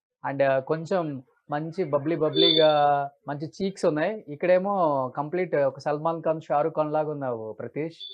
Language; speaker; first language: Telugu; native; Telugu